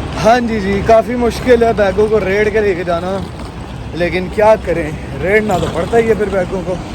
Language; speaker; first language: Urdu; non-native, local second language; Punjabi